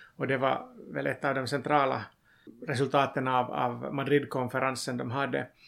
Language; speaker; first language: Swedish; non-native, local second language; Finnish